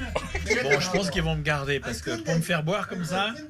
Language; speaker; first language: French; native; French